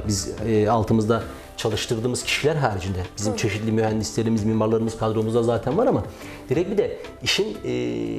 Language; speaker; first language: Turkish; native; Turkish